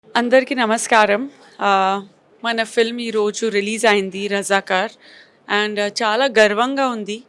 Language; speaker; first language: Telugu; non-native, learner; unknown